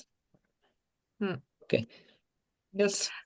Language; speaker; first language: English; non-native, fluent; Turkish